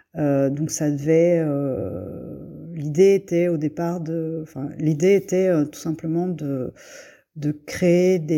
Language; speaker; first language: French; native; French